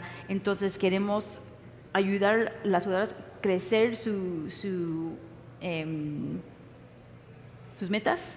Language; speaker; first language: Spanish; early bilingual, heritage; English